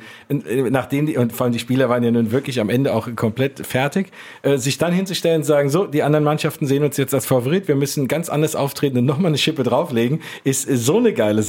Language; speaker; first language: German; native; German